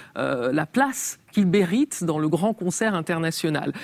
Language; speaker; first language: French; native; French